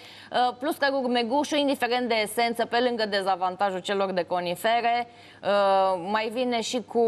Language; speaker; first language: Romanian; native; Romanian